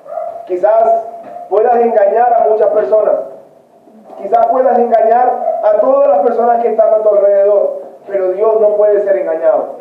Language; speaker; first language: Spanish; native; Spanish